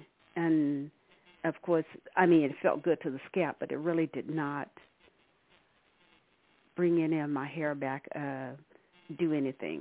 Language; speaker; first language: English; native; English